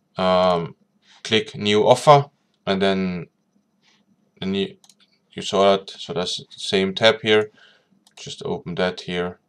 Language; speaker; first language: English; non-native, fluent; German